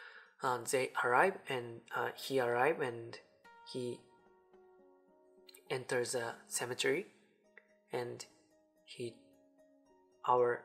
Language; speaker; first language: English; non-native, learner; Japanese